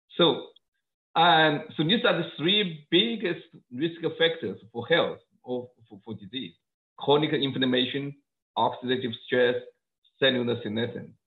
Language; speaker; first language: English; non-native, fluent; Chinese